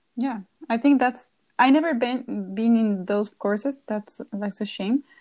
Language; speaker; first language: English; non-native, fluent; Spanish